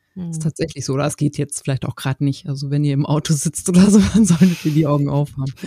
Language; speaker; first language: German; native; German